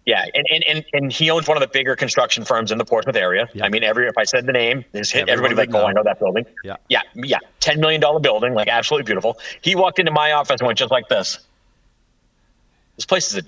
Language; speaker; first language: English; native; English